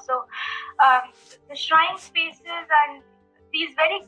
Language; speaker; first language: English; non-native, local second language; Bangla